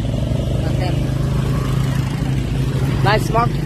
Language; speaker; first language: English; non-native, learner; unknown